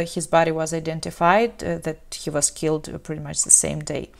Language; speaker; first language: English; non-native, fluent; Ukrainian